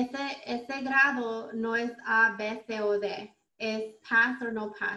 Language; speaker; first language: Spanish; early bilingual, heritage; Spanish